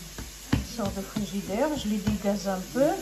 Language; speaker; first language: French; non-native, fluent; Arabic